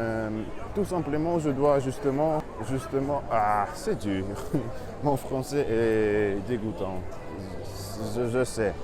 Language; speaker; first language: French; non-native, learner; Russian